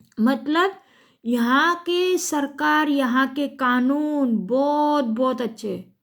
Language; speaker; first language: Hindi; non-native, local second language; Gujarati